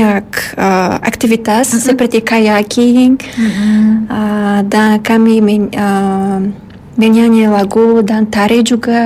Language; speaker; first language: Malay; non-native, learner; Uzbek